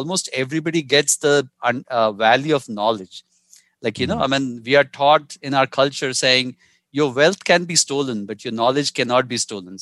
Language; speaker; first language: English; non-native, local second language; Hindi